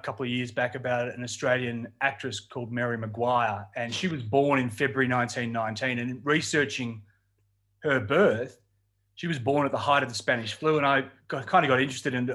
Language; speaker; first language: English; native; English